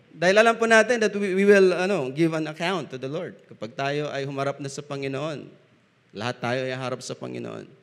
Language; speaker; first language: Filipino; non-native, local second language; Bikol